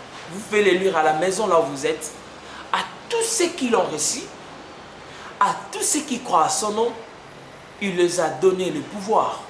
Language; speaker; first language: French; non-native, local second language; Lingala